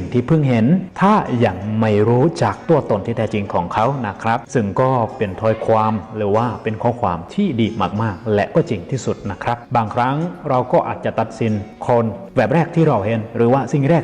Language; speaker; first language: Thai; native; Thai